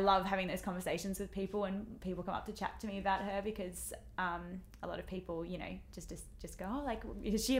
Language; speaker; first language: English; native; English